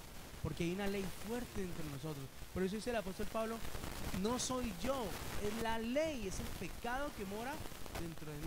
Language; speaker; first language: Spanish; native; Spanish